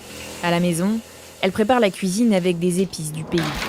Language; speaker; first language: French; native; French